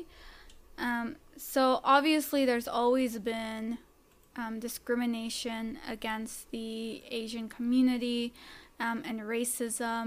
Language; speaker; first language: English; native; English